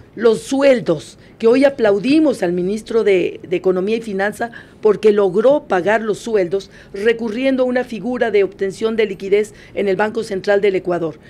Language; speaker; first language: Spanish; native; Spanish